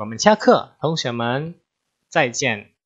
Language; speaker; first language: Chinese; non-native, fluent; Indonesian